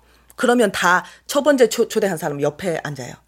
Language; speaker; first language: Korean; non-native, fluent; Chinese